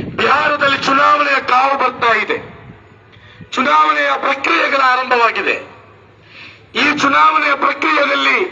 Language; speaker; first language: Kannada; native; Kannada